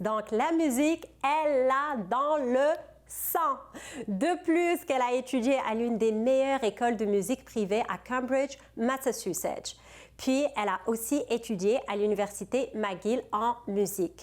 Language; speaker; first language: French; non-native, local second language; Arabic